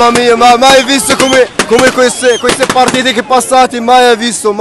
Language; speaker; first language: Italian; non-native, learner; Arabic